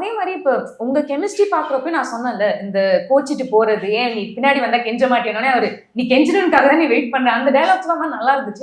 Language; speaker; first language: Tamil; native; Tamil